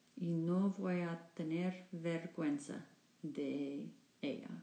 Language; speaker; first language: Spanish; non-native, learner; English